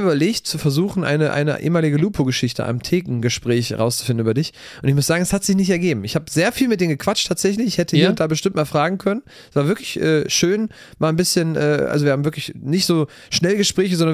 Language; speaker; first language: German; native; German